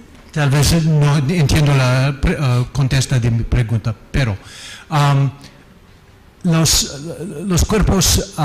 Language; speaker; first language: Spanish; non-native, learner; English